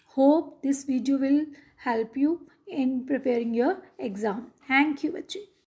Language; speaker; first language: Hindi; non-native, local second language; Punjabi